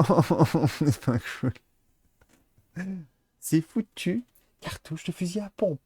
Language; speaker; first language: French; native; French